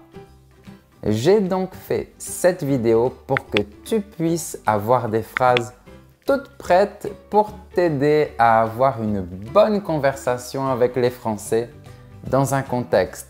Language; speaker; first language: French; native; French